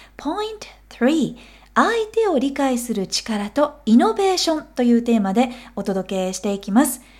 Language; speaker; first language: Japanese; native; Japanese